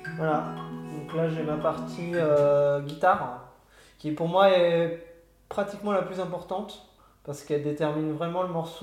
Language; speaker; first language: French; native; French